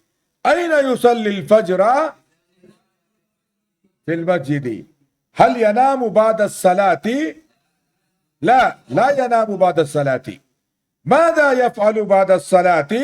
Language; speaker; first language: Arabic; non-native, fluent; Urdu